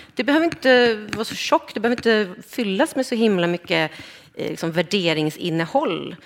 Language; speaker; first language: Swedish; native; Swedish